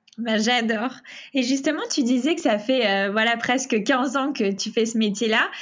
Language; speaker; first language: French; native; French